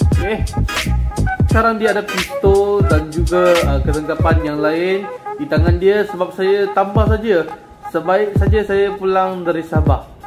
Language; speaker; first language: Malay; non-native, local second language; Chinese